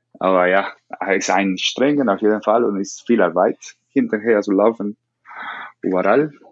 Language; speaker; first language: German; non-native, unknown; Spanish